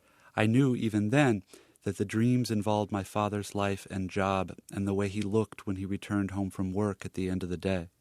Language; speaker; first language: English; native; English